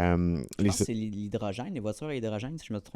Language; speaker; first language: French; native; French